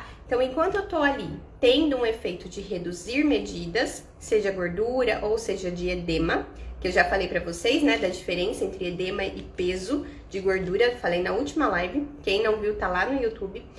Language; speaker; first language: Portuguese; native; Portuguese